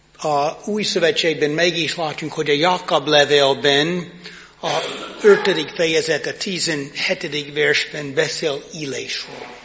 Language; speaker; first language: Hungarian; non-native, learner; English